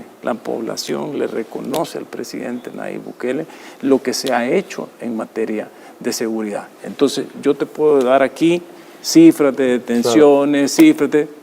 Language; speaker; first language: Spanish; native; Spanish